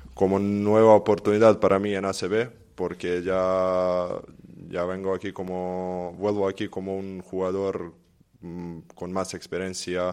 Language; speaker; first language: Spanish; non-native, fluent; Serbian